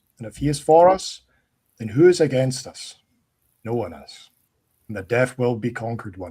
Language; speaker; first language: English; native; English